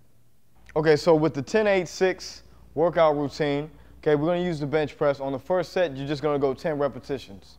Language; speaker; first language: English; native; English